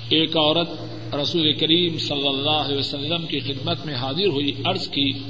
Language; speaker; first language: Urdu; non-native, local second language; Punjabi